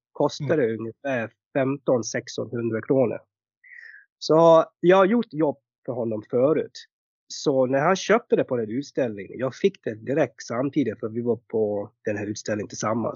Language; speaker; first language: Swedish; non-native, fluent; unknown